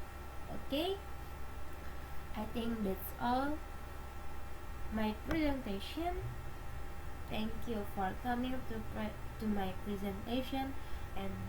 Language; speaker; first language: English; non-native, learner; Indonesian